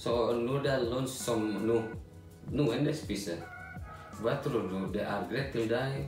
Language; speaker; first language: Norwegian; non-native, learner; Indonesian